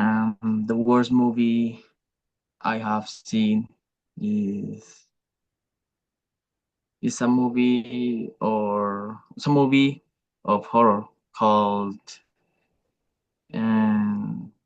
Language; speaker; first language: English; non-native, learner; Spanish